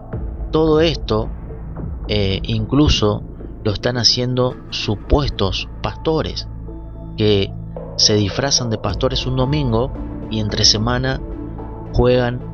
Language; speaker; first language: Spanish; native; Spanish